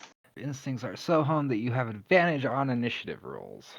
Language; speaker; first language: English; native; English